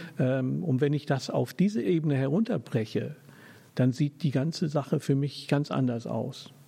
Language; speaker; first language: German; non-native, fluent; English